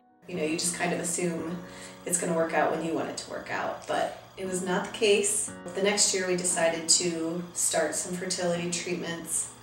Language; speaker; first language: English; native; English